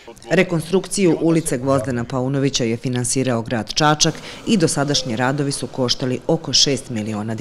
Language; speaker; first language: Serbian; native; Serbian